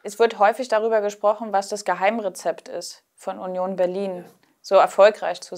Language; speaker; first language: German; native; German